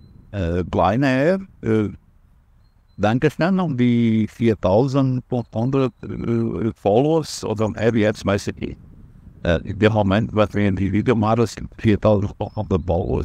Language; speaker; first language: German; non-native, learner; Portuguese